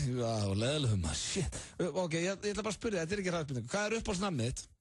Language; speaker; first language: Icelandic; native; Icelandic